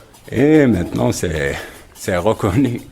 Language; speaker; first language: French; non-native, local second language; Arabic